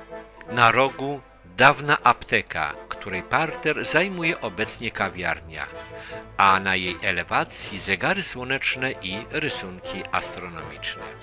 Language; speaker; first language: Polish; native; Polish